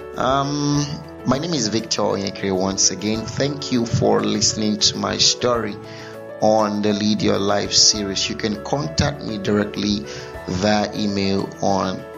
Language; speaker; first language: English; non-native, local second language; Igbo